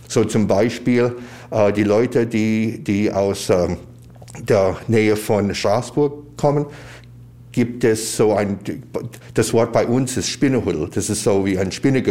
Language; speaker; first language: German; early bilingual, heritage; German